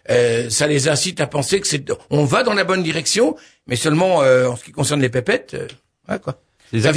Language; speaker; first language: French; native; French